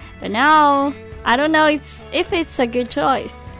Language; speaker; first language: English; non-native, fluent; Chinese